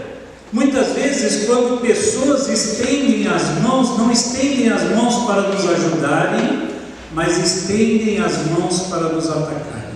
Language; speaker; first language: Portuguese; native; Portuguese